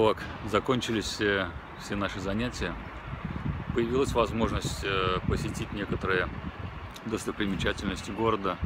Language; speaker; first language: Russian; native; Russian